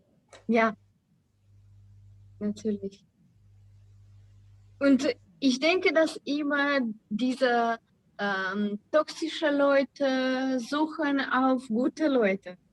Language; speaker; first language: German; non-native, learner; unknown